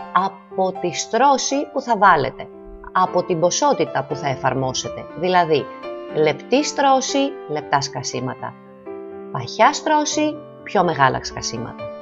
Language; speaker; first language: Greek; native; Greek